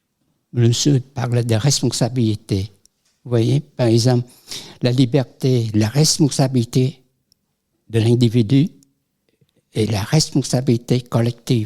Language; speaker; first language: French; non-native, fluent; Vietnamese